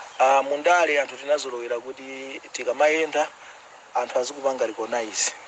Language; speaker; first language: Nyanja; native; Nyanja